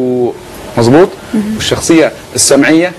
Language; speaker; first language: Arabic; native; Arabic